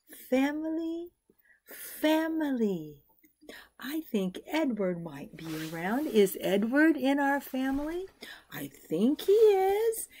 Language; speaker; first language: English; native; English